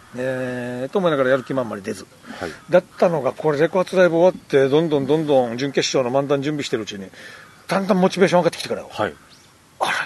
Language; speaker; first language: Japanese; native; Japanese